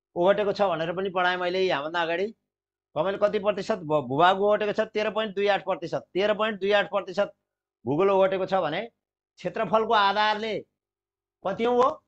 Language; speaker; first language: Nepali; native; Nepali